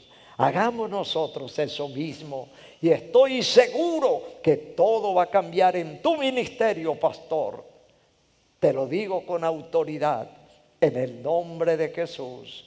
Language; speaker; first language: Spanish; native; Spanish